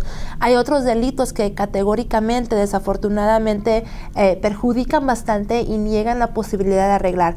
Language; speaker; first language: Spanish; native; Spanish